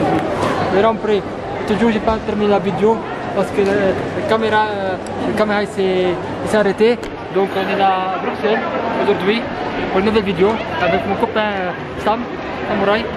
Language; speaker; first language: French; non-native, local second language; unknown